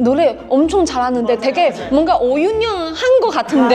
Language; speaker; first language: Korean; non-native, fluent; Chinese